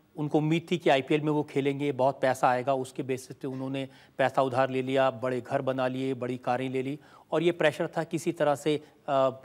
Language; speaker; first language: Hindi; native; Hindi